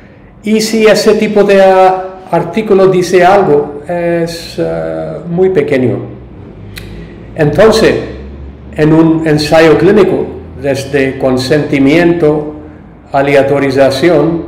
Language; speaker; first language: Spanish; non-native, learner; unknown